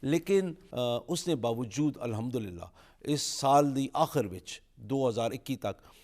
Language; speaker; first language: Urdu; non-native, local second language; Punjabi